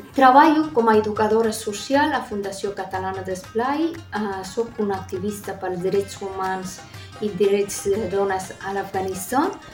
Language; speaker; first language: Catalan; non-native, fluent; Persian